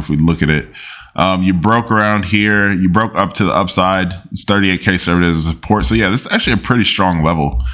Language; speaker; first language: English; native; English